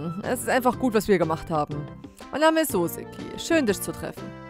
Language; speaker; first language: German; native; German